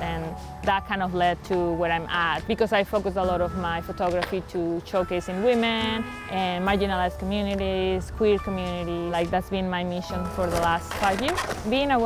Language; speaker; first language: English; non-native, fluent; Spanish